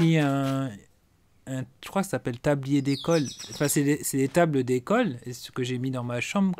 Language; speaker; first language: French; native; French